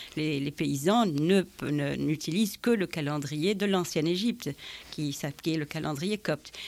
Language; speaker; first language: French; non-native, fluent; Arabic